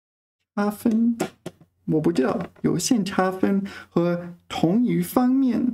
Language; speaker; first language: Chinese; non-native, fluent; English